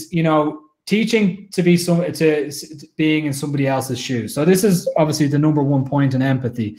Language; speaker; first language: English; native; English